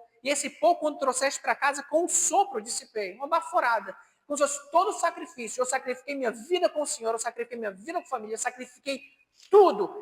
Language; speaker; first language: Portuguese; native; Portuguese